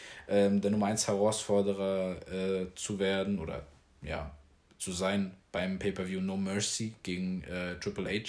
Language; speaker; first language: German; native; German